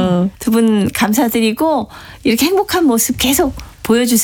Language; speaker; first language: Korean; native; Korean